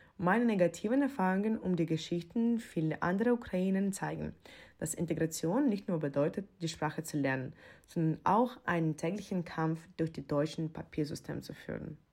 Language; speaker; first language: German; non-native, fluent; Ukrainian